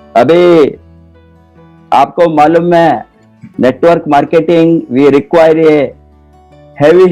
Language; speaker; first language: Hindi; non-native, local second language; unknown